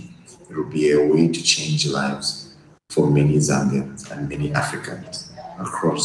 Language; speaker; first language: English; non-native, local second language; Bemba